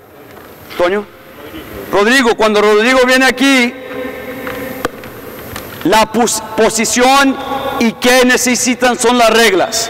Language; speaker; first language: Spanish; early bilingual, heritage; English